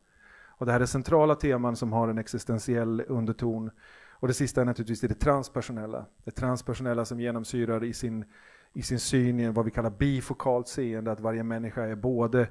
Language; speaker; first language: Swedish; native; Swedish